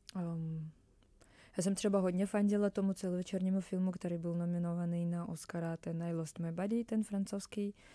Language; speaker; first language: Czech; non-native, fluent; Russian